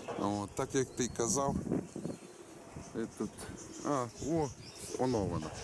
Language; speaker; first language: Ukrainian; non-native, local second language; Russian